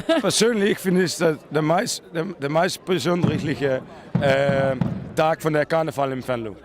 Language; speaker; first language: German; non-native, learner; Dutch